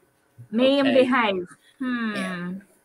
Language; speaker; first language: English; native; English